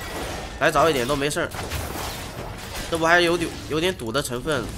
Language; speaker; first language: Chinese; native; Chinese